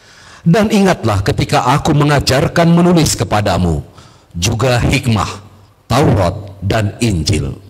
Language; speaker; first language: Indonesian; native; Indonesian